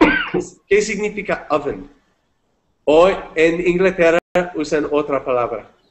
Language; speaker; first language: Spanish; non-native, fluent; English